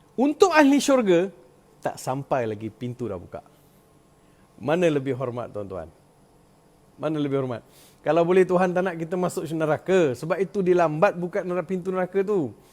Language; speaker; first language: Malay; non-native, local second language; Tamil